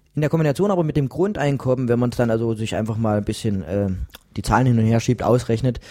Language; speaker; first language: German; native; German